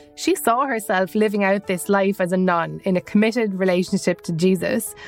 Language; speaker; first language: English; native; English